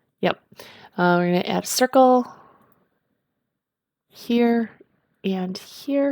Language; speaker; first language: English; native; English